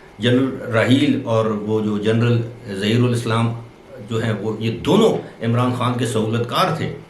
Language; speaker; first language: Urdu; non-native, local second language; Northern Hindko